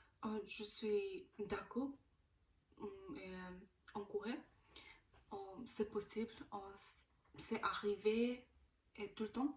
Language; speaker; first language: French; non-native, learner; Korean